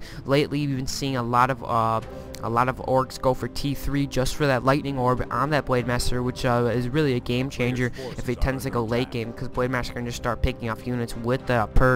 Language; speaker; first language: English; native; English